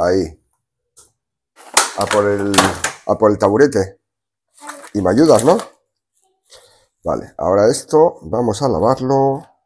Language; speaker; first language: Spanish; native; Spanish